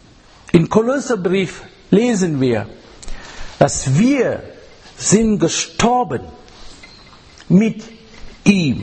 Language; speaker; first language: German; non-native, fluent; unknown